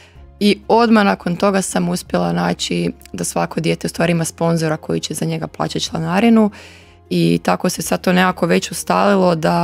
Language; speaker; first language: Croatian; native; Croatian